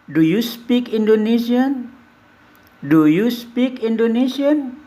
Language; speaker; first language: English; non-native, fluent; Indonesian